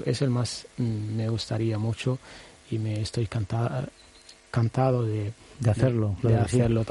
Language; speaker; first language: Spanish; non-native, learner; Arabic